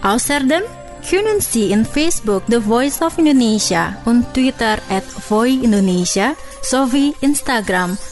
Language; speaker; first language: German; non-native, fluent; Indonesian